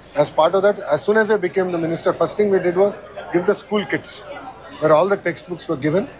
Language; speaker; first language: English; non-native, local second language; Telugu